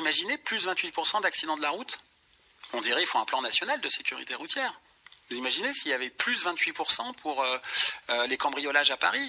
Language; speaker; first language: French; native; French